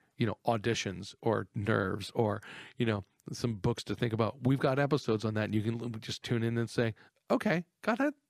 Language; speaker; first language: English; native; English